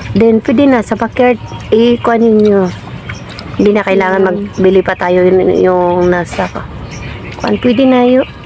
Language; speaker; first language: Filipino; non-native, local second language; Cebuano